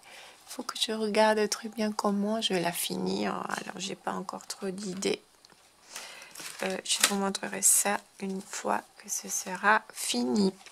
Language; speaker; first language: French; non-native, fluent; Spanish